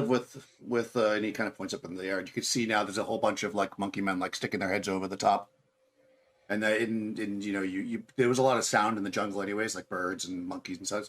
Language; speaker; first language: English; native; English